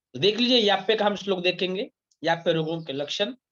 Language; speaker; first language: Hindi; non-native, local second language; Marathi